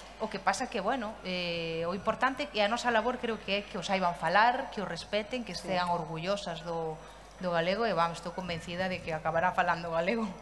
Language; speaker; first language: Galician; native; Galician